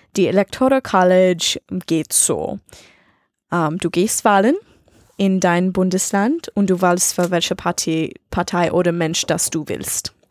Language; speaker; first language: German; non-native, learner; English